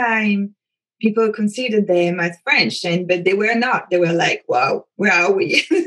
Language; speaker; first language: English; non-native, fluent; French